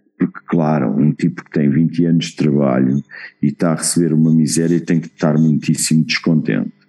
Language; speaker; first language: Portuguese; native; Portuguese